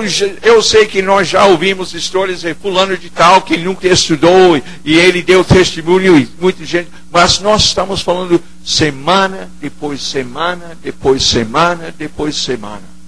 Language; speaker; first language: Portuguese; non-native, fluent; English